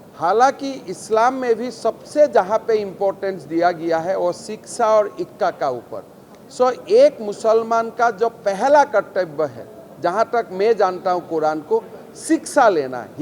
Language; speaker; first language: Hindi; non-native, local second language; Assamese